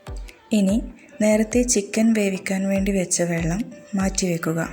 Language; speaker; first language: Malayalam; native; Malayalam